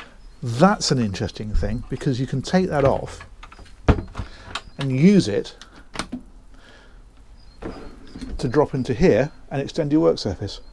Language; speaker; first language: English; native; English